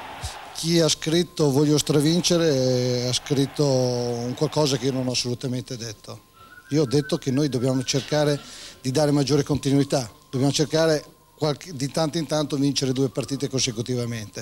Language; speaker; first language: Italian; native; Italian